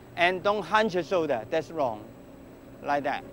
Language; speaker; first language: English; non-native, local second language; Cantonese